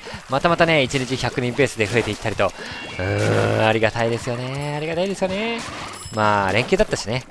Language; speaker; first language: Japanese; native; Japanese